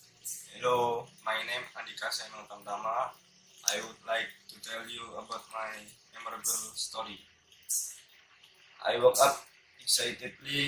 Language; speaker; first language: English; non-native, learner; Indonesian